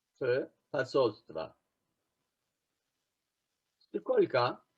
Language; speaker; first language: Russian; non-native, fluent; Turkish